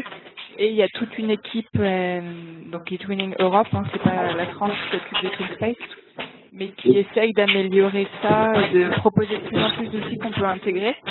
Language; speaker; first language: French; native; French